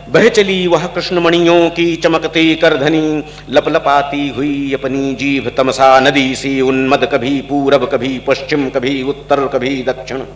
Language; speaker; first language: Hindi; native; Hindi